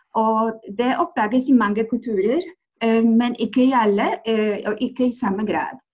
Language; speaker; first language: Norwegian; non-native, fluent; Polish